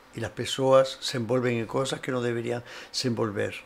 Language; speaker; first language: Portuguese; non-native, fluent; Spanish